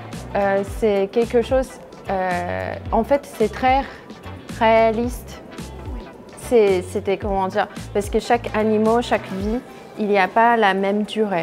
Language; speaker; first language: French; non-native, fluent; Chinese